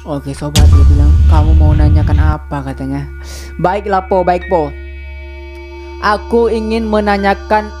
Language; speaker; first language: Indonesian; native; Indonesian